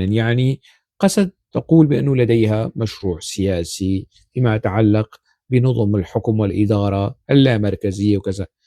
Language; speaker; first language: Arabic; non-native, local second language; Kurdish